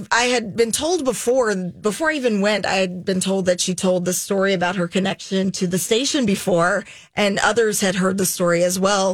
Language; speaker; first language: English; native; English